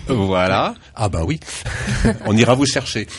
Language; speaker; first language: French; native; French